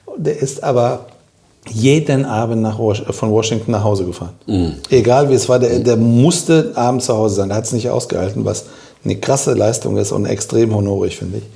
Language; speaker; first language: German; non-native, fluent; Persian